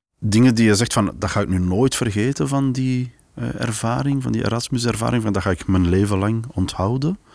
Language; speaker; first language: Dutch; native; Dutch